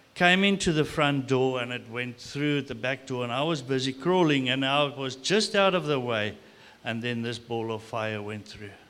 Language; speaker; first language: English; non-native, local second language; Afrikaans